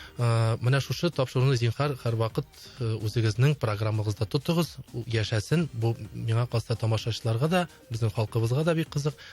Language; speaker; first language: Tatar; native; Tatar